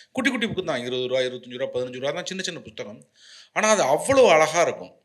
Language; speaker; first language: Tamil; non-native, local second language; Malayalam